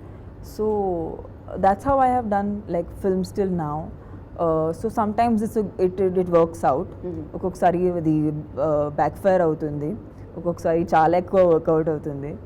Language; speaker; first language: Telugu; non-native, fluent; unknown